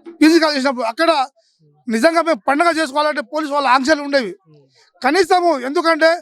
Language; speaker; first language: Telugu; non-native, local second language; Lambadi